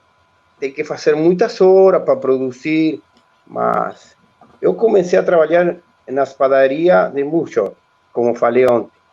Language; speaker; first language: Portuguese; non-native, learner; Spanish